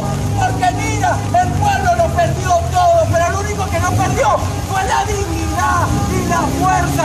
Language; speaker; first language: Spanish; native; Spanish